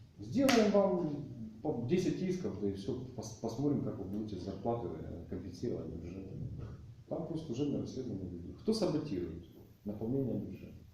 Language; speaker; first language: Russian; native; Russian